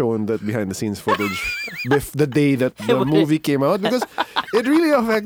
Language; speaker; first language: English; non-native, local second language; Filipino